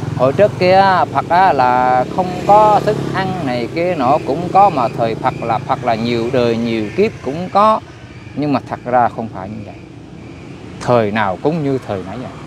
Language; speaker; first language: Vietnamese; non-native, local second language; Eastern Cham